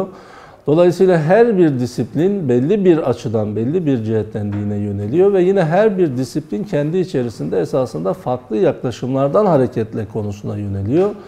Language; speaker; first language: Turkish; native; Turkish